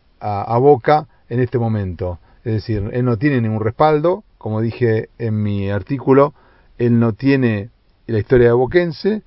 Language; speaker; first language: Spanish; native; Spanish